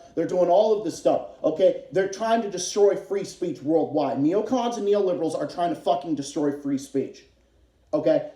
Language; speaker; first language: English; native; English